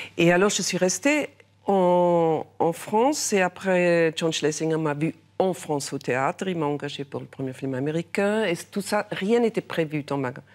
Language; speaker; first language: French; non-native, local second language; German